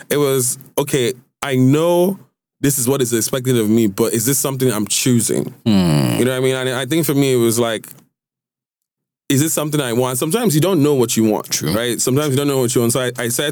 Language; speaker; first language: English; non-native, local second language; Igbo